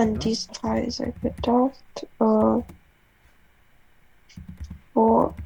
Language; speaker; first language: German; non-native, learner; Ukrainian